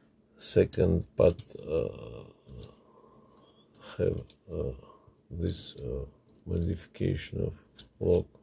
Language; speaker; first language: English; non-native, learner; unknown